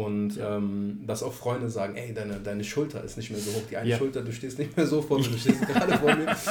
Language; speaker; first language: German; native; German